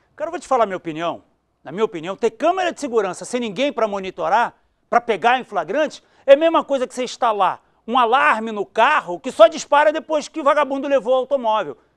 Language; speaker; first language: Portuguese; native; Portuguese